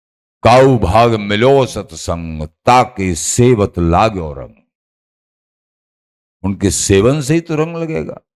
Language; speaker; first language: Hindi; native; Hindi